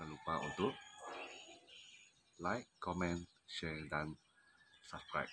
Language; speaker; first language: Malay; non-native, local second language; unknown